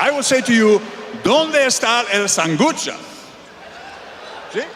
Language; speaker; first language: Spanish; non-native, learner; English